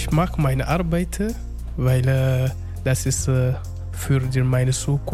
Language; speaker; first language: German; non-native, learner; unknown